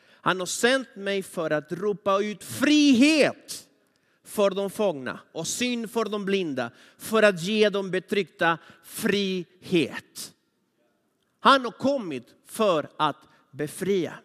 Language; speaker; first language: Swedish; non-native, fluent; Spanish